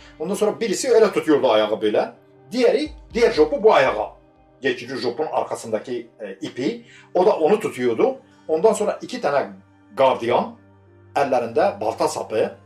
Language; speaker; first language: Turkish; non-native, local second language; Kurdish